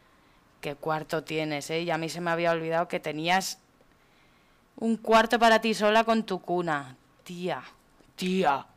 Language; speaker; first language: Spanish; native; Spanish